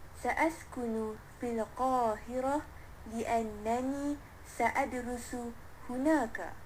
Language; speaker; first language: Arabic; non-native, learner; Malay